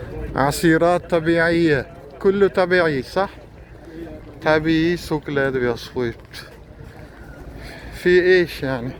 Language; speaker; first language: Arabic; non-native, learner; Uzbek